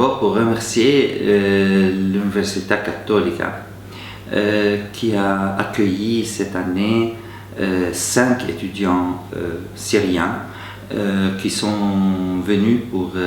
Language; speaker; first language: French; non-native, fluent; Arabic